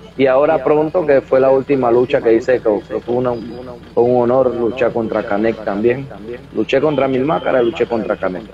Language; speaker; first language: Spanish; native; Spanish